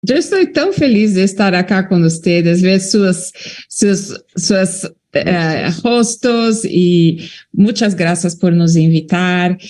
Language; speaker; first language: Spanish; non-native, fluent; Portuguese